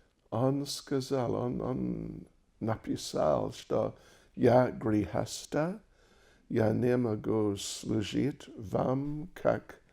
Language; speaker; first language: Russian; non-native, learner; English